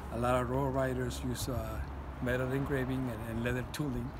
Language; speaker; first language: English; non-native, fluent; Spanish